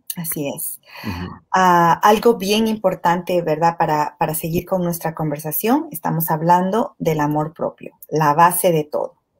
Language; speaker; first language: Spanish; native; Spanish